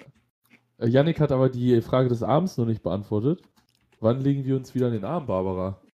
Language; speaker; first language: German; native; German